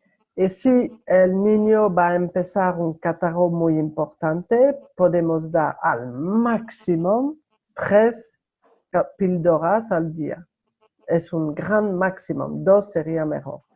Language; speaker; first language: Spanish; non-native, learner; French